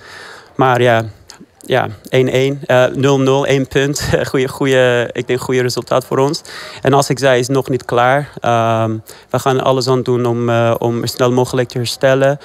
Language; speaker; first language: Dutch; non-native, fluent; Persian